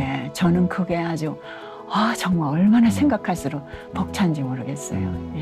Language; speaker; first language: Korean; native; Korean